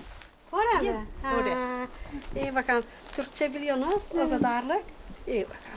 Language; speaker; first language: Turkish; native; Turkish